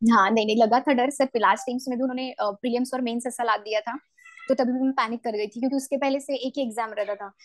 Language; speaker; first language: Hindi; non-native, local second language; Marathi